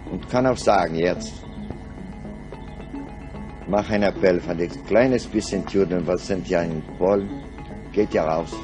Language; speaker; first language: German; non-native, local second language; Yiddish